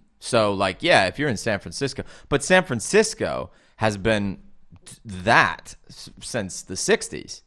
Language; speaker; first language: English; native; English